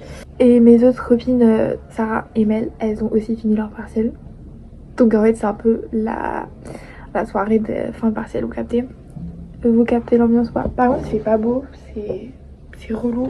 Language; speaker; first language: French; native; French